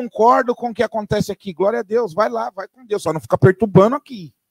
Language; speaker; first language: Portuguese; native; Portuguese